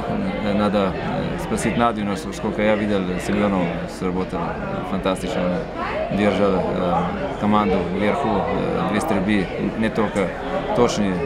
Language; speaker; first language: Russian; non-native, fluent; Slovenian